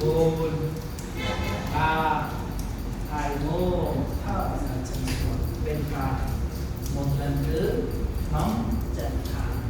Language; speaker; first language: Vietnamese; non-native, fluent; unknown